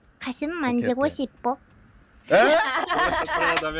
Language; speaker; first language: Korean; non-native, learner; Japanese